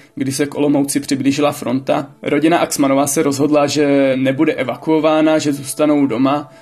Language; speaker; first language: Czech; native; Czech